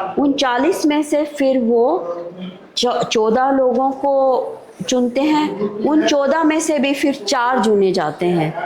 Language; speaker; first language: Hindi; native; Hindi